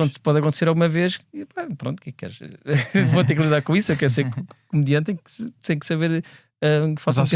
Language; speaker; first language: Portuguese; native; Portuguese